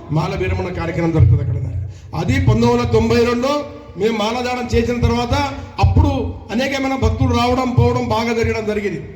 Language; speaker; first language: Telugu; native; Telugu